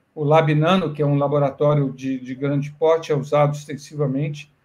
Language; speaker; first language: Portuguese; native; Portuguese